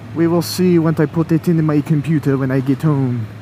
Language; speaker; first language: English; native; English